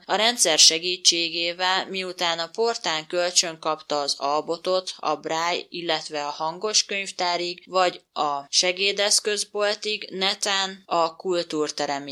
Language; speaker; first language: Hungarian; native; Hungarian